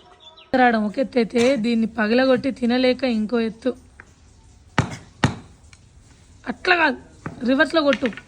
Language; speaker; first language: Telugu; native; Telugu